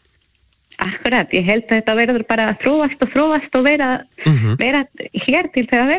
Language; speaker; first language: Icelandic; non-native, learner; Spanish